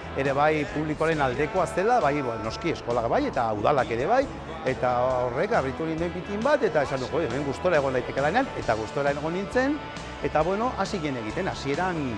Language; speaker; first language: Basque; non-native, local second language; Spanish